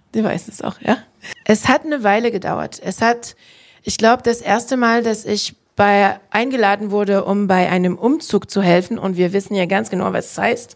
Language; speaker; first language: German; non-native, fluent; French